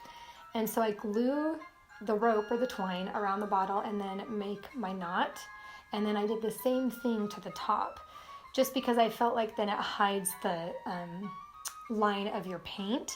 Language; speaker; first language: English; native; English